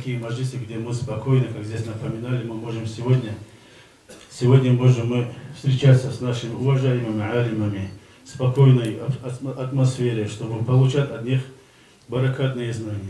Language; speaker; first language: Russian; non-native, local second language; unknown